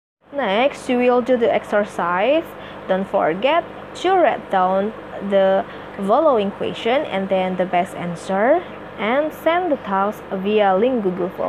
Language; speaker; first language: English; non-native, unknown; Indonesian